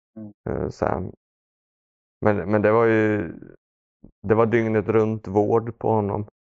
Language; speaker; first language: Swedish; early bilingual, other home language; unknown